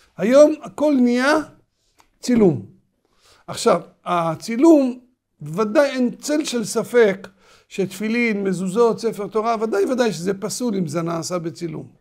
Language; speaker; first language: Hebrew; native; Hebrew